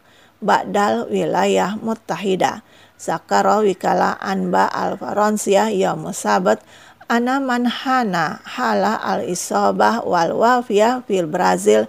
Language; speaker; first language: Arabic; non-native, fluent; Indonesian